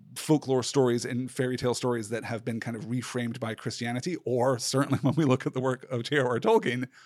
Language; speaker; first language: English; native; English